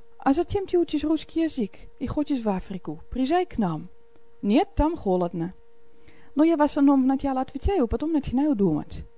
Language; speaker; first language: Russian; non-native, fluent; Dutch